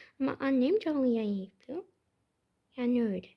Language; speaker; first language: Turkish; early bilingual, heritage; Turkish